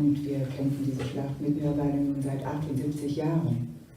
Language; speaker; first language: German; native; German